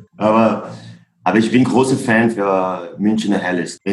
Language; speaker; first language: German; non-native, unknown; Portuguese